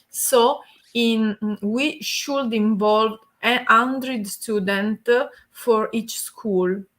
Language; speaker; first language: English; non-native, learner; Italian